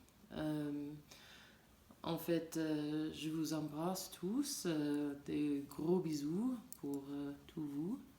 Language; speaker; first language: French; non-native, learner; English